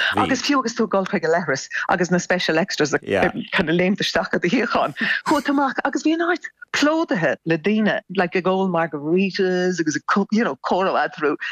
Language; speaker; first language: Irish; non-native, local second language; English